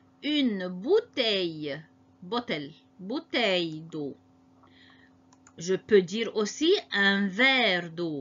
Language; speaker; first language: French; non-native, fluent; Arabic